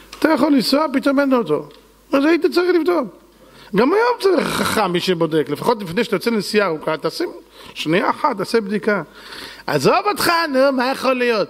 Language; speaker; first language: Hebrew; native; Hebrew